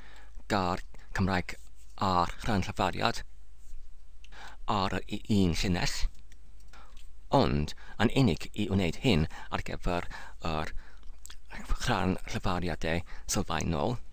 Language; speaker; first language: Welsh; non-native, learner; English